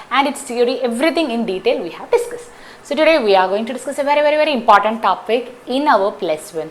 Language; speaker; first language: English; non-native, local second language; Malayalam